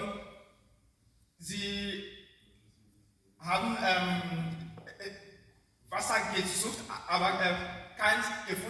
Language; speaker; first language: German; non-native, learner; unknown